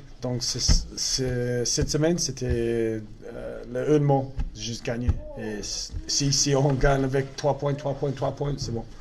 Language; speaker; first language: French; non-native, learner; English